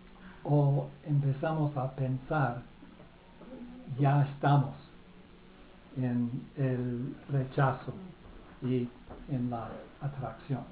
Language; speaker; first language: Spanish; non-native, fluent; English